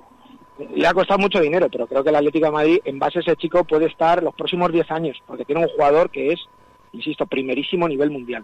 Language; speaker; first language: Spanish; native; Spanish